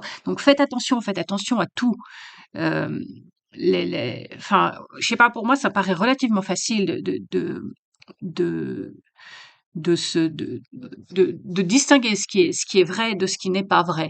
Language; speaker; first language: French; native; French